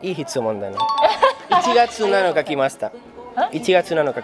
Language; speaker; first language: Japanese; non-native, learner; Spanish